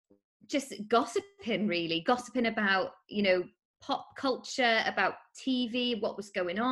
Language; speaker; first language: English; native; English